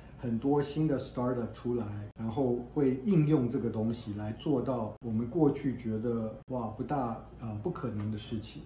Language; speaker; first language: Chinese; native; Chinese